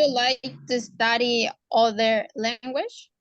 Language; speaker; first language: English; non-native, learner; Spanish